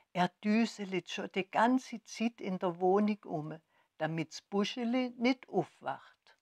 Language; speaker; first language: German; native; German